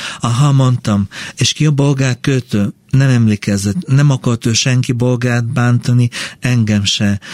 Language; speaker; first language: Hungarian; non-native, fluent; Bulgarian